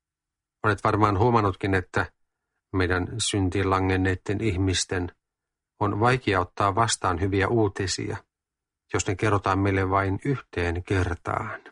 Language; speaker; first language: Finnish; native; Finnish